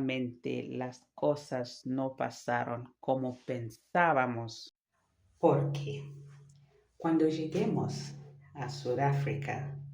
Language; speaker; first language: Spanish; non-native, fluent; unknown